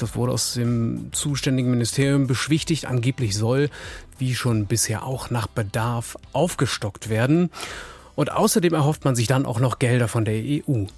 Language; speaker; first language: German; native; German